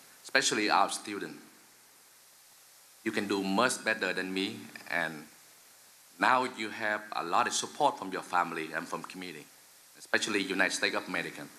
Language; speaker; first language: English; non-native, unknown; Vietnamese